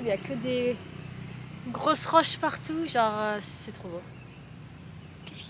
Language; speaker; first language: French; native; French